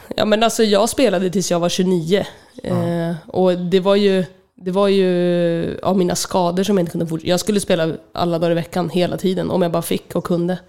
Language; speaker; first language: Swedish; native; Swedish